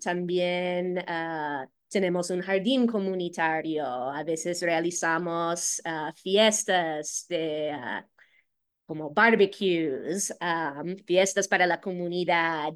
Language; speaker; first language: Spanish; non-native, fluent; English